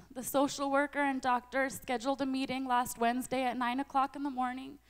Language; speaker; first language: English; early bilingual, other home language; Ukrainian